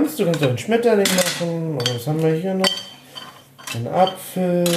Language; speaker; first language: German; native; German